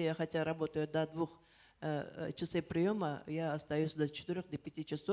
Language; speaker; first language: Russian; native; Russian